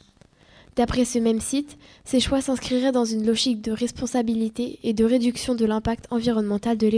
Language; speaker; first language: French; native; French